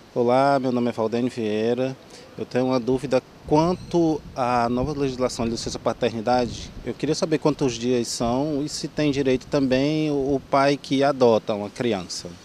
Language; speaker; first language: Portuguese; native; Portuguese